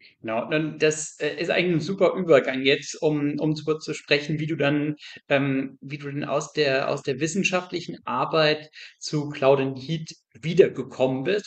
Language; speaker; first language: German; native; German